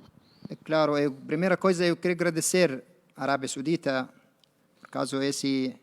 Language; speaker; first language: Portuguese; non-native, learner; Arabic